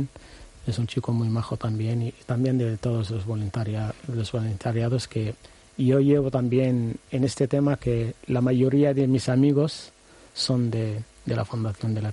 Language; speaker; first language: Spanish; non-native, learner; Arabic